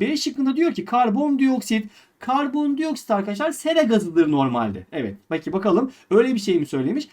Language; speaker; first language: Turkish; native; Turkish